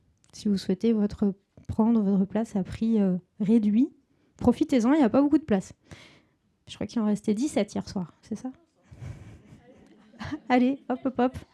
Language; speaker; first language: French; native; French